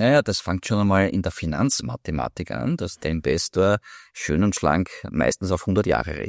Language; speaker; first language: German; native; German